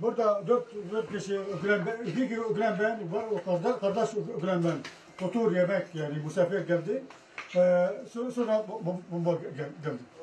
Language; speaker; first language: Turkish; non-native, learner; Arabic